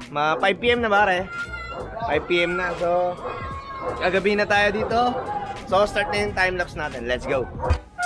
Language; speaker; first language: Filipino; native; Filipino